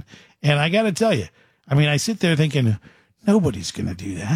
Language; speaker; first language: English; native; English